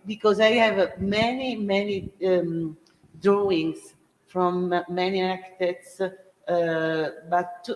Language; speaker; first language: English; non-native, learner; Italian